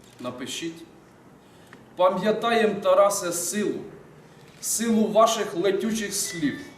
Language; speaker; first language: Ukrainian; native; Ukrainian